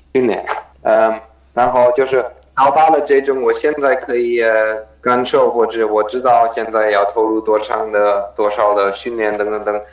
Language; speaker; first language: Chinese; non-native, fluent; German